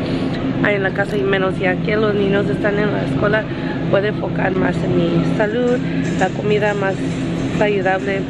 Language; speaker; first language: Spanish; early bilingual, heritage; English